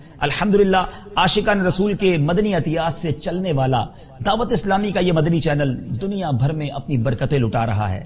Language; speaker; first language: Urdu; native; Urdu